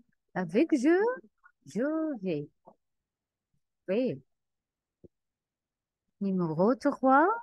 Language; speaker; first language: French; non-native, fluent; Arabic